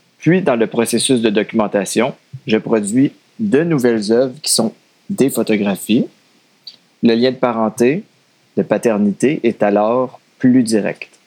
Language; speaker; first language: French; native; French